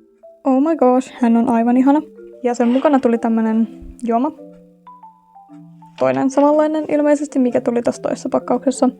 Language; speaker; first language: Finnish; native; Finnish